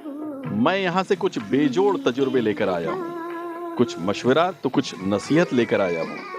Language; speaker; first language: Hindi; native; Hindi